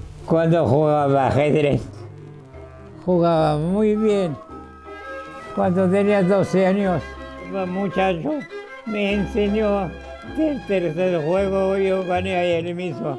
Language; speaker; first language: Spanish; non-native, fluent; Georgian